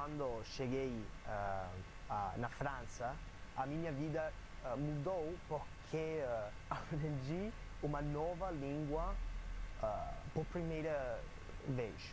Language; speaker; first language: Portuguese; non-native, learner; English